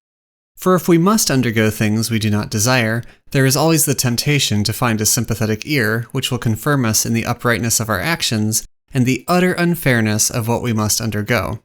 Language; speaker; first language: English; native; English